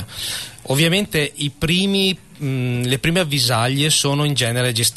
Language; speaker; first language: Italian; native; Italian